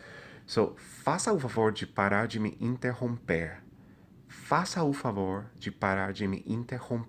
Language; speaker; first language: Portuguese; non-native, fluent; English